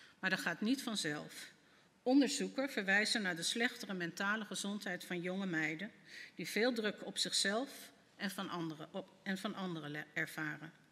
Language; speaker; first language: Dutch; native; Dutch